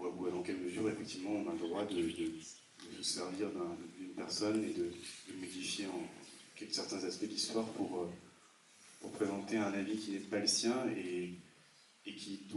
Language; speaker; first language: French; native; French